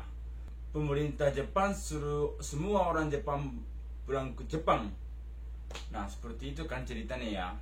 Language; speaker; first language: Indonesian; non-native, fluent; Japanese